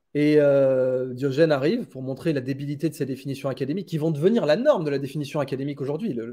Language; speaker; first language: French; native; French